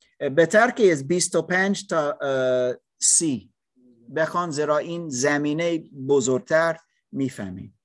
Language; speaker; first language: Persian; non-native, learner; English